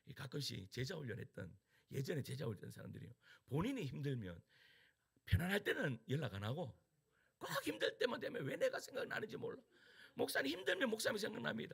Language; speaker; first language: Korean; native; Korean